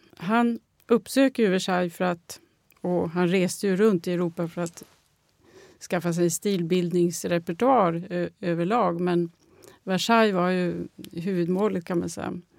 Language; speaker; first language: Swedish; native; Swedish